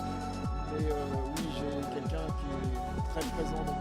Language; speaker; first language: French; non-native, local second language; Malagasy